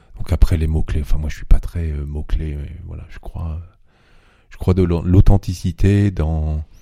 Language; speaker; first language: French; native; French